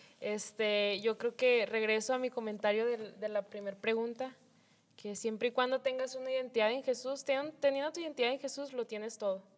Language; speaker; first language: Spanish; native; Spanish